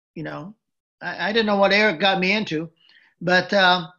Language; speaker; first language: English; early bilingual, other home language; Japanese